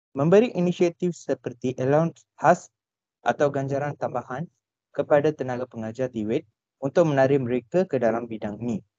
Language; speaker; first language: Malay; non-native, local second language; Tamil